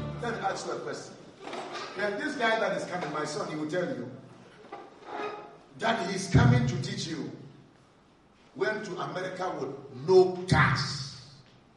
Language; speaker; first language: English; non-native, local second language; Akan